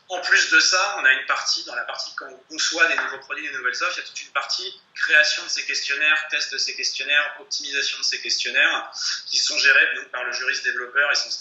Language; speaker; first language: French; native; French